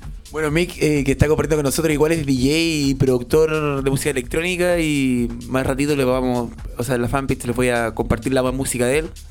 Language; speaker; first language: Spanish; native; Spanish